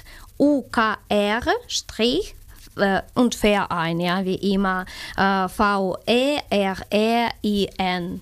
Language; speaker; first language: German; non-native, learner; Ukrainian